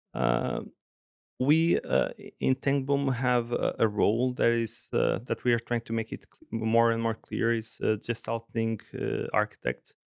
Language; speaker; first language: English; non-native, fluent; Portuguese